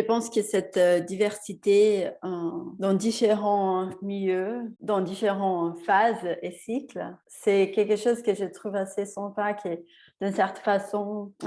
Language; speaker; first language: French; non-native, fluent; Portuguese